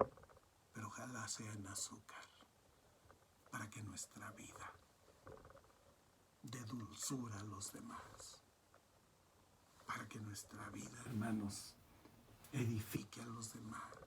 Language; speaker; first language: Spanish; native; Spanish